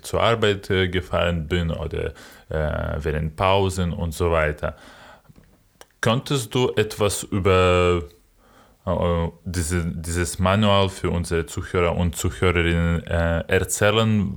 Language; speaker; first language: German; non-native, fluent; Ukrainian